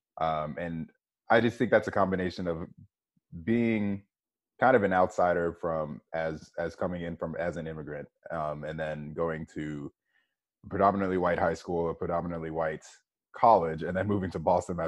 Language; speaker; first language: English; native; English